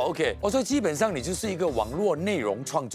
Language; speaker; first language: Chinese; native; Chinese